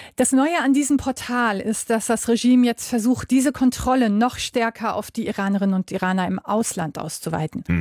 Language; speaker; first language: German; native; German